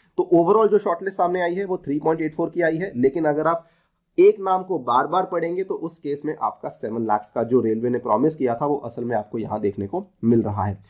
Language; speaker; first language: Hindi; native; Hindi